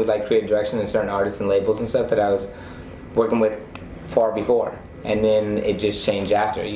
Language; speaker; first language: English; native; English